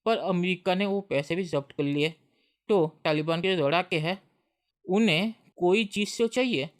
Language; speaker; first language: Hindi; native; Hindi